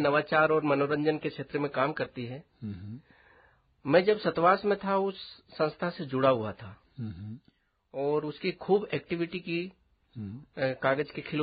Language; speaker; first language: Hindi; native; Hindi